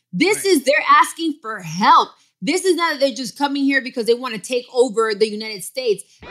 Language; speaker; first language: English; early bilingual, other home language; Spanish